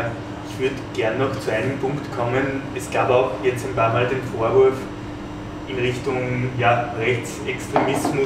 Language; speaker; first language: German; native; German